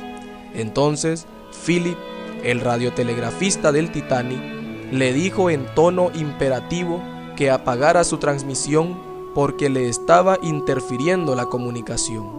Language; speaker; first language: Spanish; native; Spanish